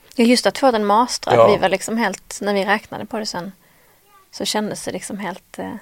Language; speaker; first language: Swedish; native; Swedish